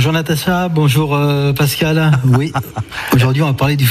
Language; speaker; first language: French; native; French